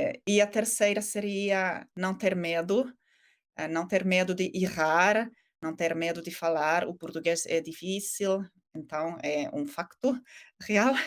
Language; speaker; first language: Portuguese; non-native, fluent; Finnish